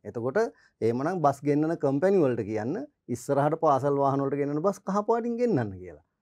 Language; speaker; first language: Sinhala; native; Sinhala